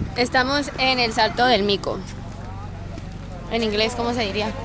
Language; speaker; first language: Spanish; native; Spanish